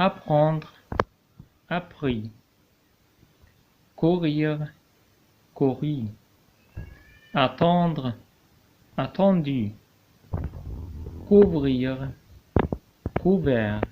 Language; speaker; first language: French; non-native, local second language; Arabic